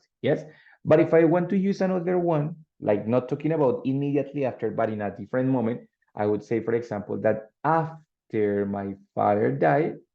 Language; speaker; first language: English; non-native, fluent; Spanish